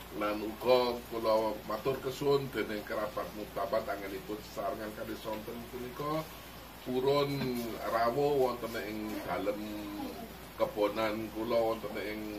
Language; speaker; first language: Javanese; native; Javanese